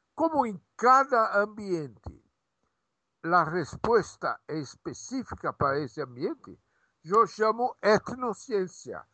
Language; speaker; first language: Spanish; non-native, fluent; Portuguese